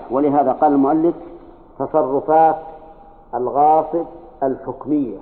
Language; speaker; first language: Arabic; native; Arabic